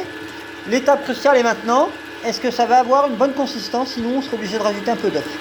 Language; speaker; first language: French; native; French